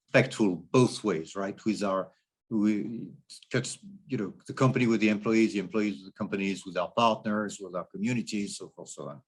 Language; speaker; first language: English; non-native, fluent; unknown